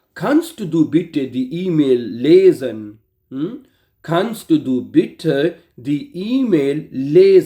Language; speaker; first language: German; non-native, fluent; Urdu